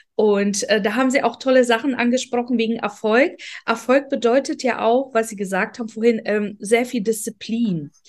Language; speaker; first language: German; non-native, fluent; Polish